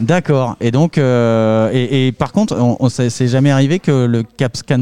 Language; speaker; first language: French; native; French